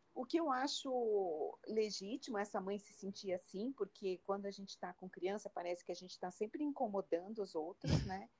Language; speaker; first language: Portuguese; native; Portuguese